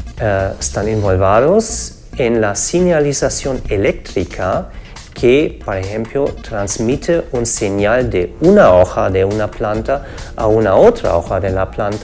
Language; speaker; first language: Spanish; non-native, fluent; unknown